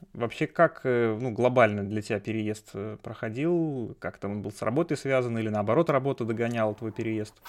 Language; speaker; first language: Russian; native; Russian